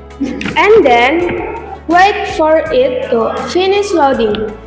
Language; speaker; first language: English; non-native, learner; Indonesian